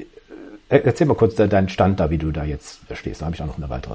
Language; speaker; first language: German; native; German